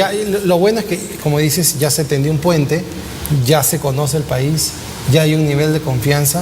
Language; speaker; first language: Spanish; native; Spanish